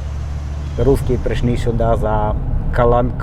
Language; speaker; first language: Russian; native; Russian